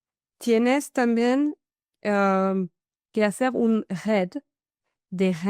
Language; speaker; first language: Spanish; non-native, fluent; French